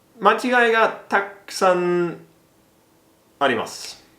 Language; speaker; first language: Japanese; non-native, learner; English